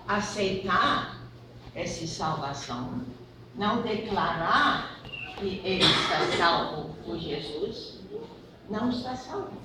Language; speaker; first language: Portuguese; non-native, fluent; English